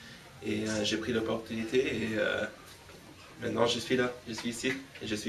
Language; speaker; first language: French; early bilingual, heritage; English